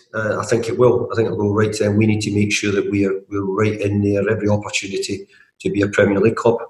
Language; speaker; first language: English; native; English